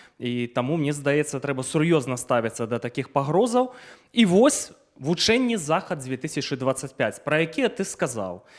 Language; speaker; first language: Belarusian; native; Belarusian